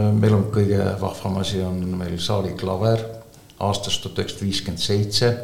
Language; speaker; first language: Estonian; native; Estonian